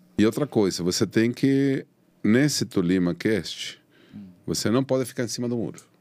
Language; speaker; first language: Portuguese; non-native, fluent; Spanish